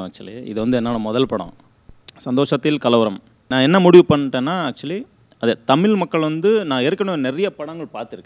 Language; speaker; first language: Tamil; non-native, learner; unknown